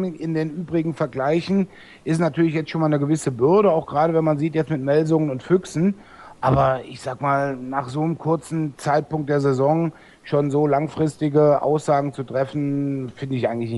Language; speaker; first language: German; native; German